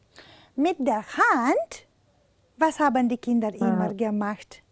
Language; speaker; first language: German; non-native, fluent; Romanian